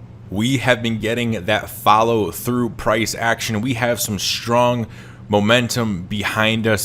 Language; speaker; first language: English; native; English